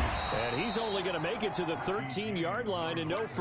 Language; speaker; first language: English; native; English